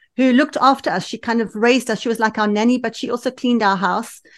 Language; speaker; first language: English; native; English